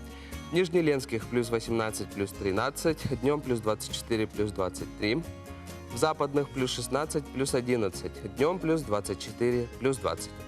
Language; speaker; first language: Russian; native; Russian